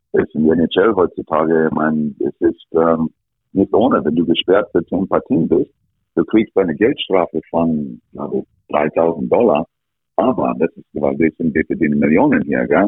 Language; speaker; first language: German; non-native, fluent; English